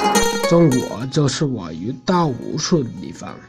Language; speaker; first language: Chinese; non-native, fluent; English